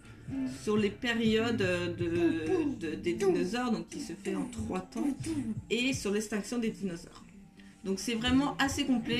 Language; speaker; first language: French; native; French